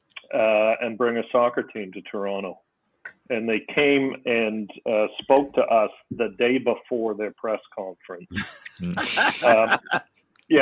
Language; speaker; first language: English; native; English